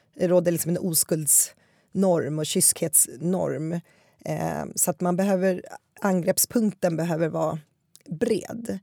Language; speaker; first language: Swedish; native; Swedish